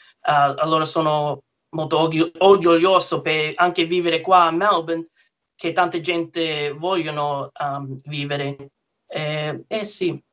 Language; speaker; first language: Italian; early bilingual, heritage; English